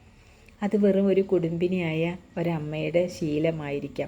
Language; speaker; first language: Malayalam; native; Malayalam